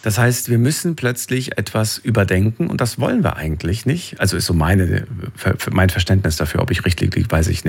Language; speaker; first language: German; native; German